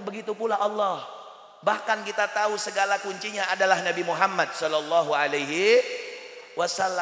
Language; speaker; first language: Malay; non-native, local second language; Sundanese